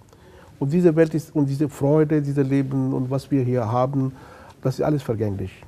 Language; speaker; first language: German; non-native, fluent; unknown